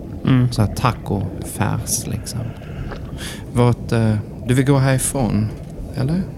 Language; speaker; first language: Swedish; native; Swedish